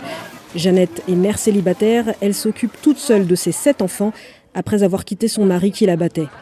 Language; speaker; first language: French; native; French